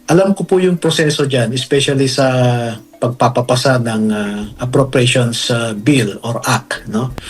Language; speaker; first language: Filipino; native; Filipino